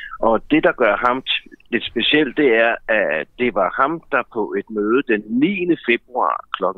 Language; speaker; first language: Danish; native; Danish